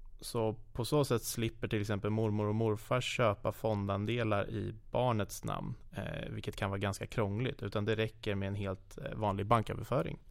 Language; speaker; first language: Swedish; native; Swedish